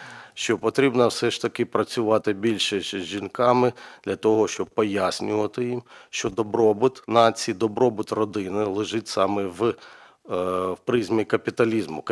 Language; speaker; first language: Ukrainian; native; Ukrainian